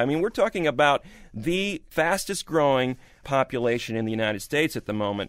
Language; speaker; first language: English; native; English